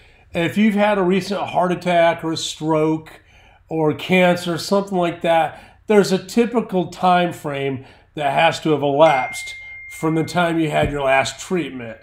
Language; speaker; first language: English; native; English